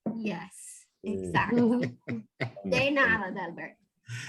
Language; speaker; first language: Spanish; non-native, fluent; English